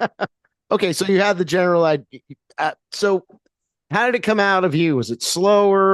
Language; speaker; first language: English; native; English